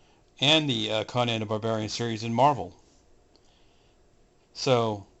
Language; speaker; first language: English; native; English